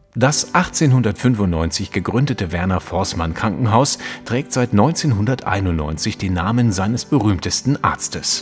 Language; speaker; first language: German; native; German